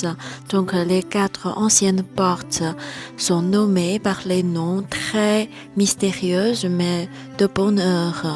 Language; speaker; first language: French; non-native, fluent; Chinese